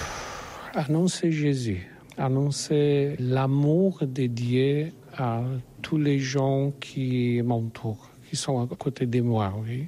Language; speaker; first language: French; non-native, learner; Polish